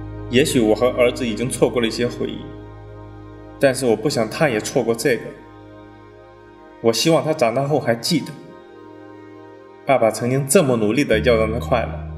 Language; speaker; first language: Chinese; native; Chinese